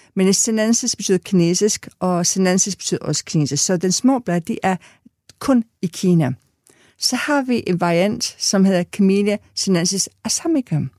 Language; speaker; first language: Danish; non-native, fluent; English